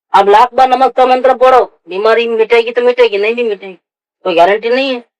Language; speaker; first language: Hindi; non-native, local second language; Gujarati